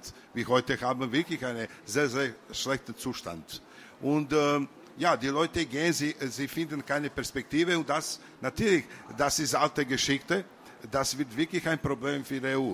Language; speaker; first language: German; non-native, learner; Serbian